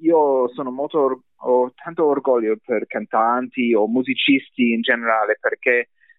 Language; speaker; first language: Italian; non-native, fluent; English